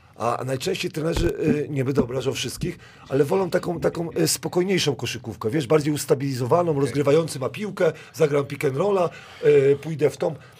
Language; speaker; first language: Polish; native; Polish